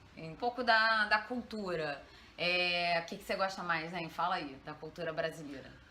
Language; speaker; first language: Portuguese; native; Portuguese